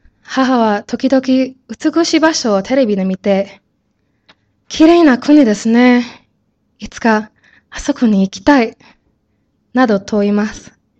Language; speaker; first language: Japanese; non-native, learner; English